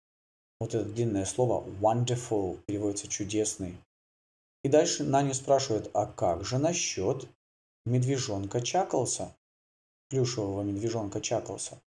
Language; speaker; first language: Russian; native; Russian